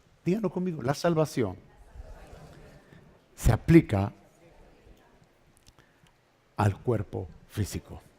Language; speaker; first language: Spanish; native; Spanish